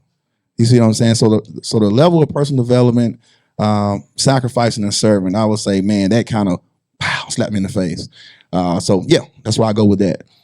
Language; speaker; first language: English; native; English